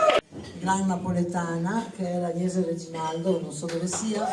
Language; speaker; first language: Italian; native; Italian